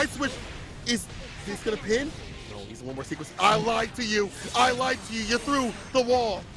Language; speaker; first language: English; native; English